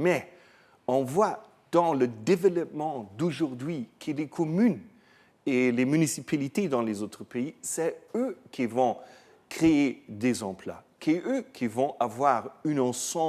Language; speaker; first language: French; non-native, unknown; German